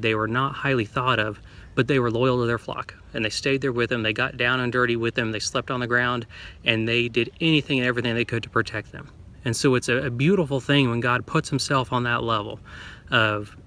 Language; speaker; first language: English; native; English